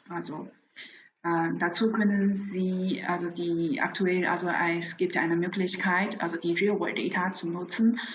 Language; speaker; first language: German; non-native, fluent; Chinese